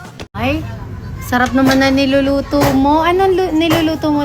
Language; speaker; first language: Filipino; native; Filipino